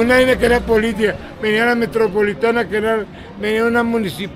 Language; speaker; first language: Spanish; native; Spanish